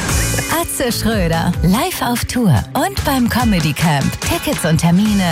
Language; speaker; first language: German; native; German